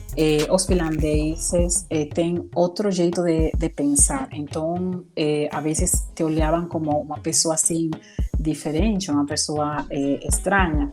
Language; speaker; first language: Portuguese; non-native, fluent; Spanish